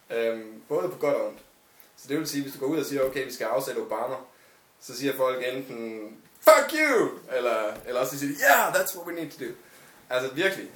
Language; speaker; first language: Danish; native; Danish